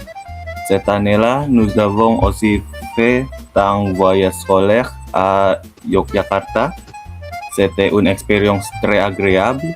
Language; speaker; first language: French; non-native, learner; Indonesian